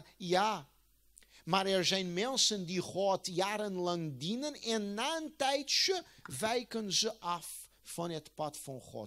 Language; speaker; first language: Dutch; non-native, fluent; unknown